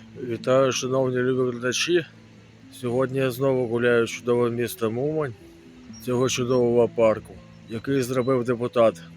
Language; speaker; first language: Ukrainian; native; Ukrainian